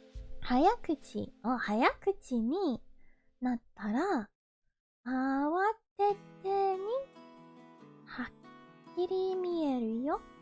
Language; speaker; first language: Japanese; non-native, learner; English